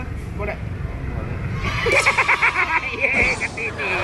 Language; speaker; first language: Indonesian; non-native, learner; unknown